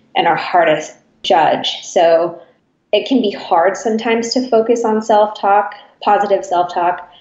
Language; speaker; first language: English; native; English